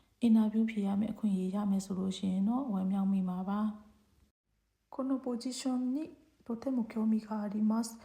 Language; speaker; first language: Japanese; non-native, fluent; Burmese